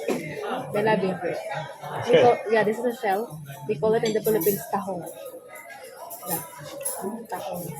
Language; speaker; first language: English; non-native, local second language; Filipino